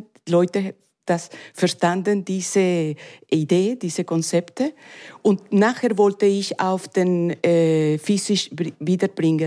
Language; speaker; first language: German; non-native, learner; Spanish